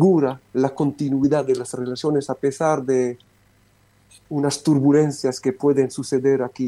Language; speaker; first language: Spanish; non-native, fluent; Romanian